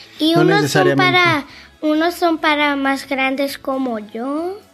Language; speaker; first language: Spanish; early bilingual, heritage; Spanish